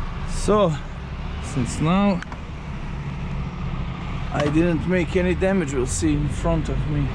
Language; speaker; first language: English; non-native, learner; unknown